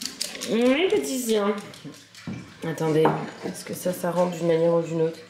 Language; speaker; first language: French; native; French